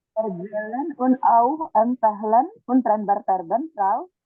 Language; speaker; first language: German; non-native, learner; Indonesian